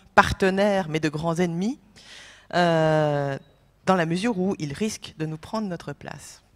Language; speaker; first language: French; non-native, fluent; Polish